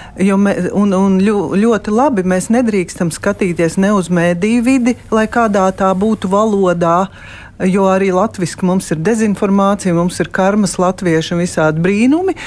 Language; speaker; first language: Latvian; native; Latvian